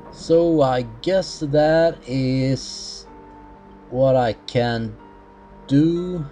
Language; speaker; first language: English; non-native, fluent; Swedish